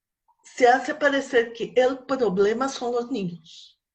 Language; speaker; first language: Spanish; non-native, fluent; Portuguese